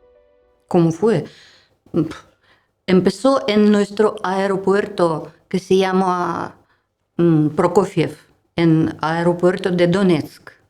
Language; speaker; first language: Spanish; non-native, learner; Russian